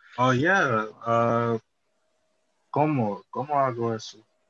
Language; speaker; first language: Spanish; non-native, learner; English